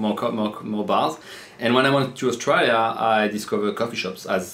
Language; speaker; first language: English; non-native, fluent; French